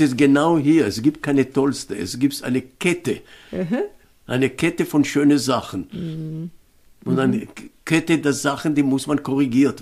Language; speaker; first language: German; non-native, fluent; Hebrew